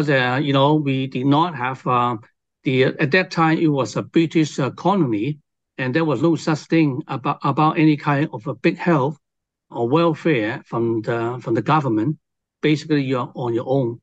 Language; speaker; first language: English; non-native, local second language; Cantonese